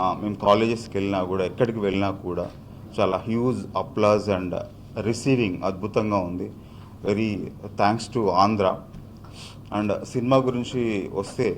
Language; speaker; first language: Telugu; native; Telugu